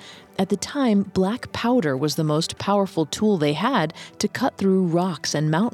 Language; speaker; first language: English; native; English